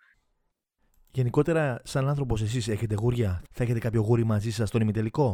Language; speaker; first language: Greek; native; Greek